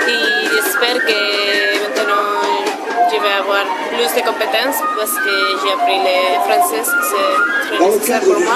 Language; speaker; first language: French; non-native, learner; Spanish